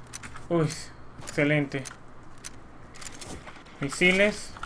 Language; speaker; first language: Spanish; native; Spanish